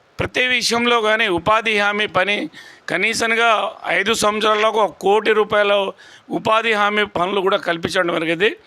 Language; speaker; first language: Telugu; non-native, local second language; Lambadi